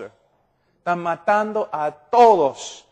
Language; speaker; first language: Spanish; non-native, fluent; English